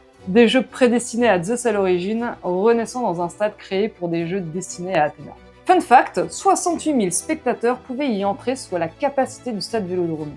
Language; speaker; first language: French; native; French